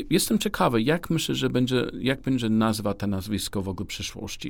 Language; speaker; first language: Polish; non-native, learner; English